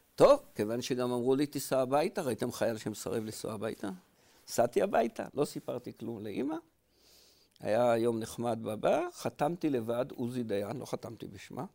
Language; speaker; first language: Hebrew; native; Hebrew